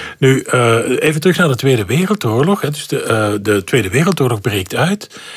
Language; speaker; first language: Dutch; native; Dutch